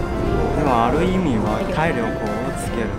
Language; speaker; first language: Japanese; non-native, fluent; Chinese